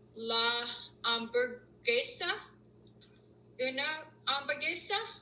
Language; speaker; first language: Spanish; non-native, learner; English